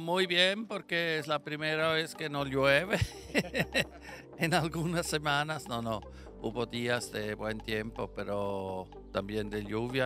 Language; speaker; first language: Spanish; non-native, fluent; German